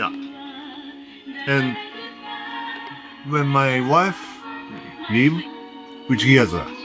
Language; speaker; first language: English; non-native, learner; Japanese